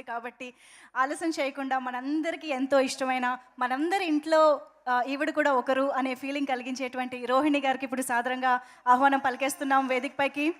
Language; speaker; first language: Telugu; native; Telugu